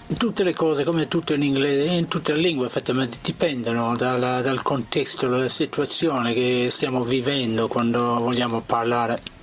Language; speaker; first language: Italian; non-native, fluent; English